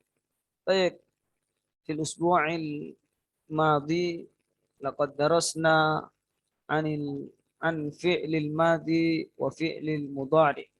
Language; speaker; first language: Arabic; non-native, learner; Indonesian